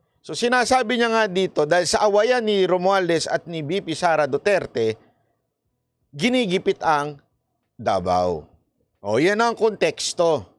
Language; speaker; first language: Filipino; native; Filipino